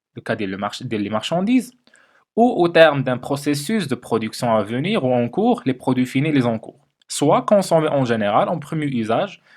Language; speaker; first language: French; non-native, local second language; Arabic